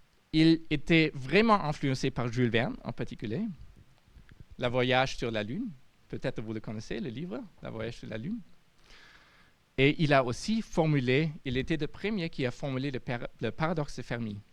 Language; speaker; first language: French; non-native, fluent; German